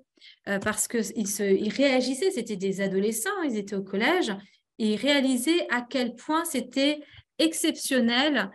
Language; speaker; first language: French; native; French